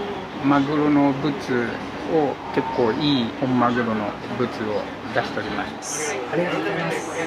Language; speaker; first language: Japanese; native; Japanese